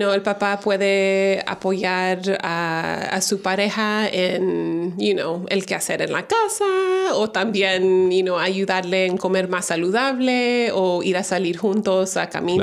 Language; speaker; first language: Spanish; early bilingual, heritage; Spanish